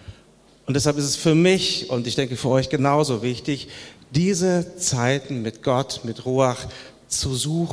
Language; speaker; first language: German; native; German